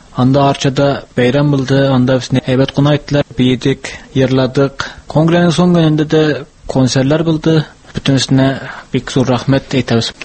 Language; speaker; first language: Tatar; early bilingual, heritage; Tatar